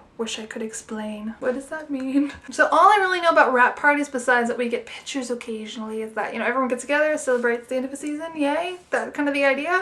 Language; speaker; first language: English; native; English